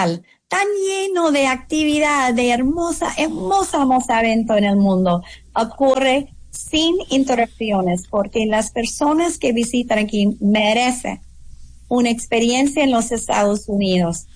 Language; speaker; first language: Spanish; non-native, fluent; English